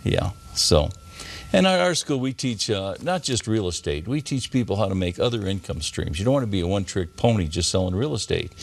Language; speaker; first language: English; native; English